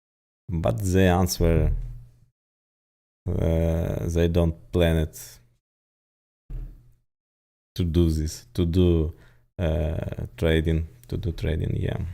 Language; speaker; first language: English; non-native, learner; Ukrainian